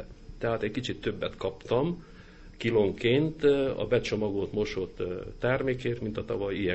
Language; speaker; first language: Hungarian; native; Hungarian